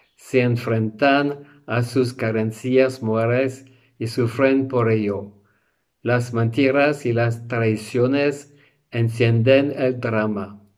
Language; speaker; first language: Spanish; non-native, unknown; English